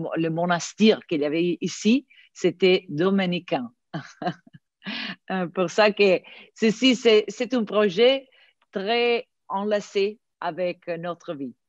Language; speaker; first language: French; non-native, fluent; Italian